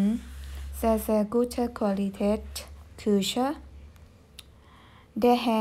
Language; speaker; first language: German; non-native, fluent; Thai